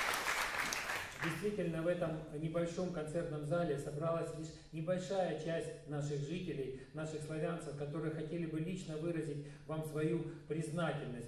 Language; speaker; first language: Russian; native; Russian